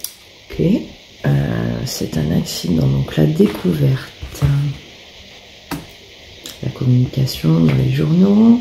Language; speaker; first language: French; native; French